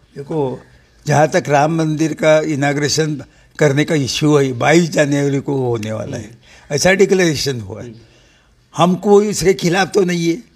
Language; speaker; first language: Hindi; non-native, local second language; Marathi